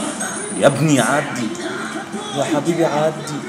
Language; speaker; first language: Arabic; native; Arabic